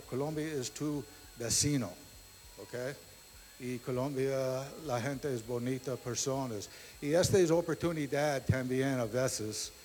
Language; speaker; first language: Spanish; non-native, learner; English